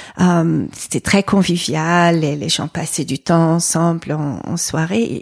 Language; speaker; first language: French; non-native, fluent; English